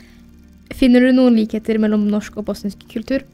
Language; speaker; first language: Norwegian; early bilingual, other home language; Bosnian